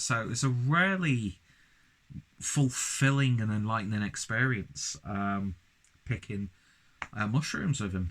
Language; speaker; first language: English; native; English